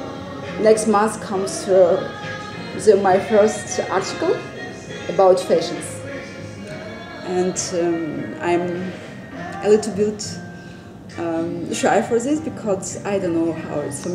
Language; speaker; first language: English; non-native, learner; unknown